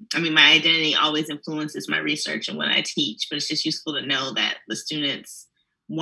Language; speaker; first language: English; native; English